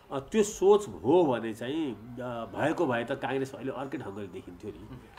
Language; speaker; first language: Nepali; native; Nepali